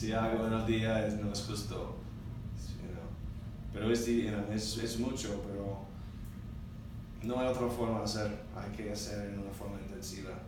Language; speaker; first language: Spanish; non-native, learner; English